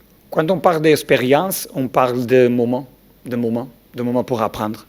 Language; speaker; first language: French; non-native, learner; Portuguese